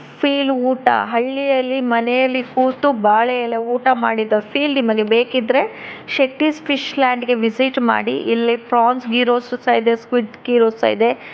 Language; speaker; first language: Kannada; non-native, local second language; Tulu